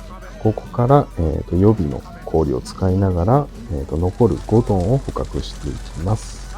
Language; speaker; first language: Japanese; native; Japanese